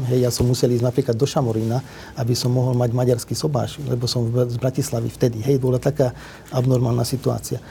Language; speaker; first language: Slovak; non-native, local second language; Hungarian